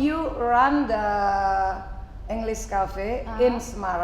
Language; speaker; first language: English; non-native, fluent; Indonesian